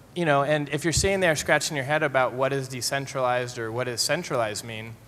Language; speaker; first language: English; native; English